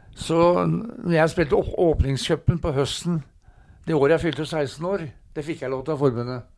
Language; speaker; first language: Norwegian; native; Norwegian